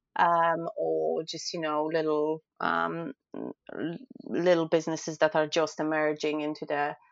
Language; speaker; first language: English; non-native, fluent; Polish